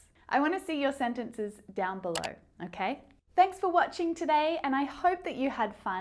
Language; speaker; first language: English; native; English